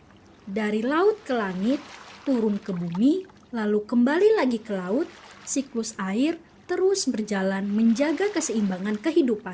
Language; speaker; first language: Indonesian; native; Indonesian